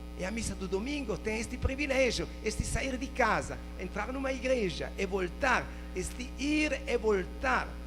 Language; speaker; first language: Portuguese; non-native, fluent; Italian